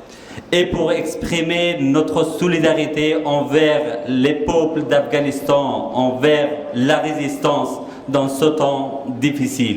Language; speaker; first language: French; non-native, fluent; Persian